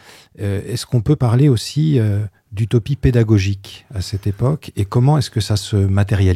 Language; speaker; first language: French; native; French